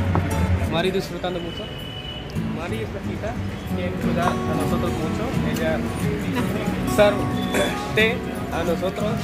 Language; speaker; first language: Spanish; non-native, learner; Hindi